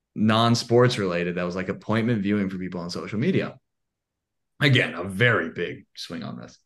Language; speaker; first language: English; native; English